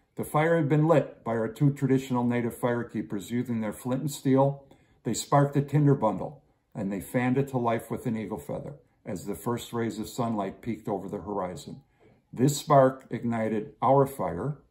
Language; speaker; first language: English; native; English